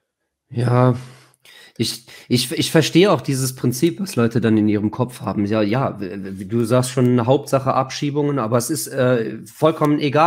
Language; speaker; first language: German; native; German